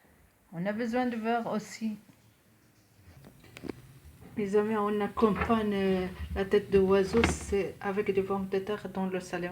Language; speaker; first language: French; non-native, local second language; Arabic